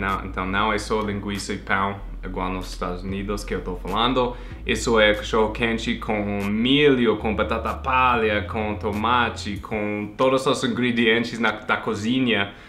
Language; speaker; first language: Portuguese; non-native, fluent; English